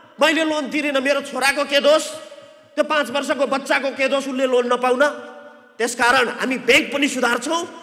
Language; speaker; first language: Nepali; native; Nepali